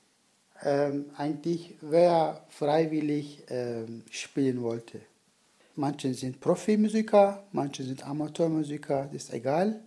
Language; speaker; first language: German; non-native, learner; Turkish